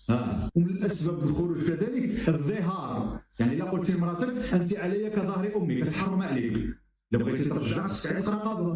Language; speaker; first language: Arabic; native; Arabic